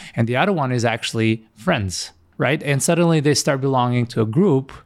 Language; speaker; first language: English; non-native, fluent; Macedonian